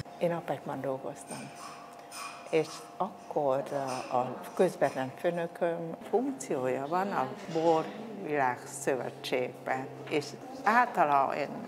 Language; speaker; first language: Hungarian; non-native, fluent; Vietnamese